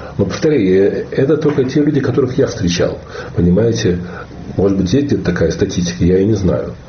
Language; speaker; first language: Russian; native; Russian